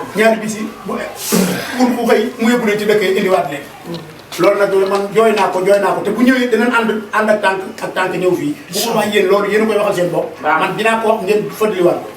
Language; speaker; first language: Wolof; native; Wolof